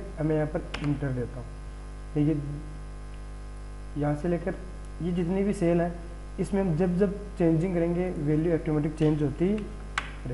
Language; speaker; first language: Hindi; native; Hindi